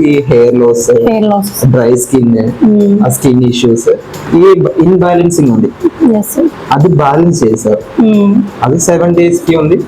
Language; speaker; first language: Telugu; non-native, learner; Malayalam